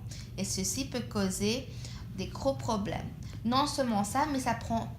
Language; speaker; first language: French; non-native, fluent; English